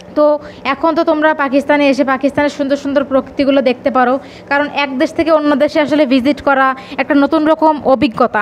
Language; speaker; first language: Bangla; native; Bangla